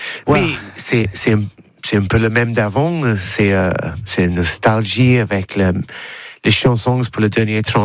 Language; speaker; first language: French; non-native, learner; English